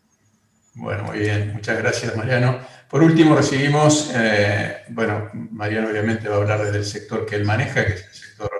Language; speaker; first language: Spanish; native; Spanish